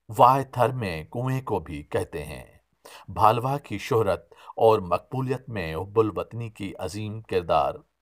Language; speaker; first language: Urdu; non-native, local second language; Sindhi